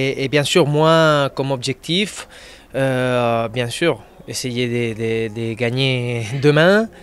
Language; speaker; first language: French; non-native, fluent; Spanish